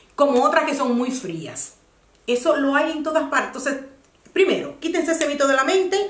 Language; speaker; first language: Spanish; native; Spanish